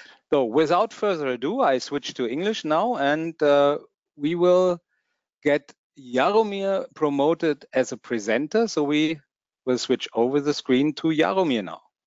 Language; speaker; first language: English; non-native, fluent; German